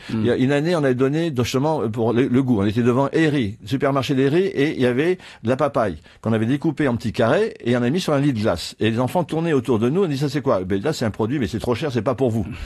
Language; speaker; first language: French; native; French